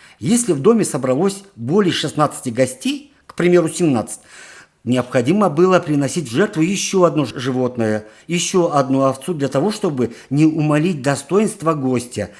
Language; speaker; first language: Russian; non-native, local second language; Karachay-Balkar